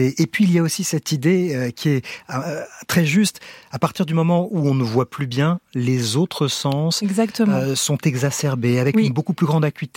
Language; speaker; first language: French; native; French